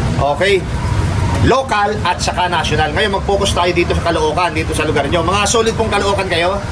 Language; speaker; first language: Filipino; native; Filipino